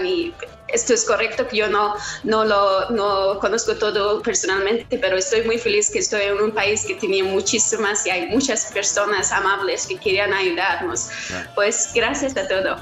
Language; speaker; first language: Spanish; non-native, learner; Persian